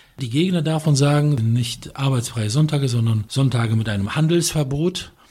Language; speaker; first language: German; non-native, fluent; Polish